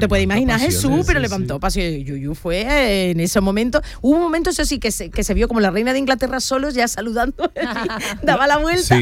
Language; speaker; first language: Spanish; native; Spanish